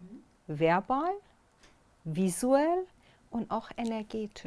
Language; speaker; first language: German; non-native, fluent; Persian